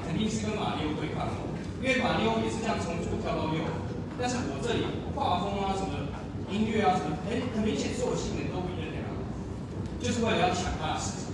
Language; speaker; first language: Chinese; native; Chinese